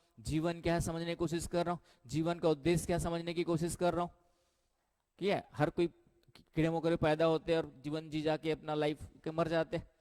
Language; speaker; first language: Hindi; native; Hindi